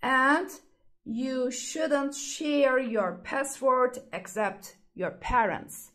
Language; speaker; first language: English; non-native, fluent; Turkish